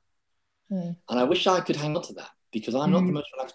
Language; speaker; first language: English; native; English